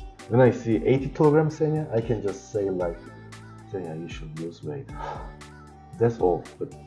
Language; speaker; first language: English; non-native, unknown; Korean